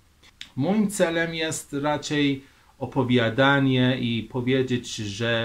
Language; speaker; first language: Polish; non-native, fluent; Persian